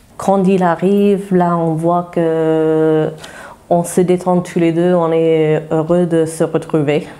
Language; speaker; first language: French; non-native, fluent; English